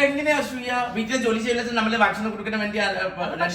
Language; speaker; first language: Malayalam; non-native, local second language; Assamese